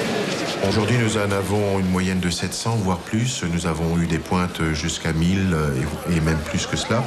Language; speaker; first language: French; native; French